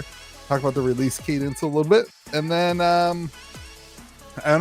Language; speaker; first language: English; native; English